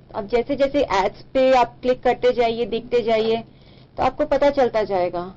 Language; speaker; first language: Hindi; native; Hindi